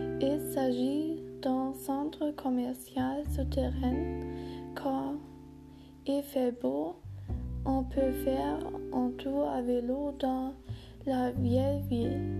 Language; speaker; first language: French; non-native, learner; German